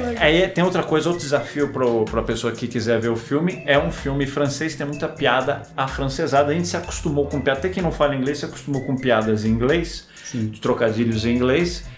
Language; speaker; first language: Portuguese; non-native, fluent; French